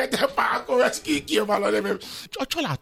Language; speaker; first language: Hungarian; non-native, fluent; Yoruba